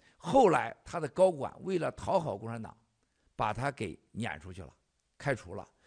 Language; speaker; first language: Chinese; native; Chinese